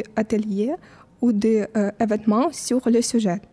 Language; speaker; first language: French; non-native, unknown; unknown